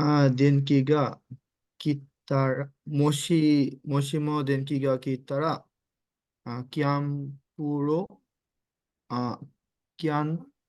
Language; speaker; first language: Japanese; non-native, learner; Bangla